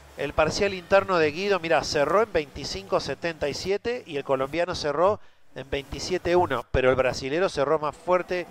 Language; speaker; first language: Spanish; native; Spanish